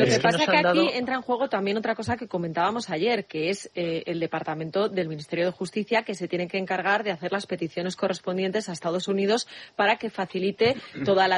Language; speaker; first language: Spanish; native; Spanish